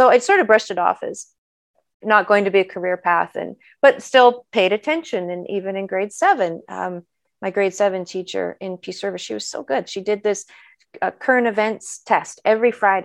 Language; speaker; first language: English; native; English